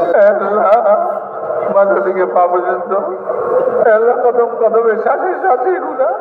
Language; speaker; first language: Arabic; non-native, fluent; Bangla